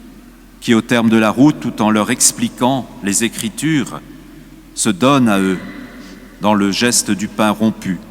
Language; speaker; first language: French; native; French